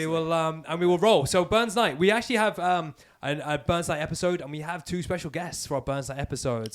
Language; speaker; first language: English; native; English